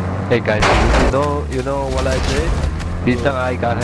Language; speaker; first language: English; non-native, learner; Chinese